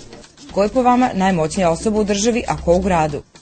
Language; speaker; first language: Serbian; native; Serbian